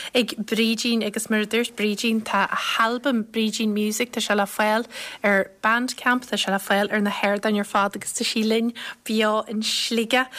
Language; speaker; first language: Irish; native; Irish